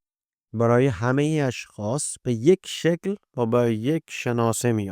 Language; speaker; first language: Persian; non-native, fluent; Urdu